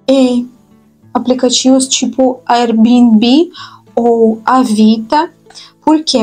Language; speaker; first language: Portuguese; non-native, fluent; Russian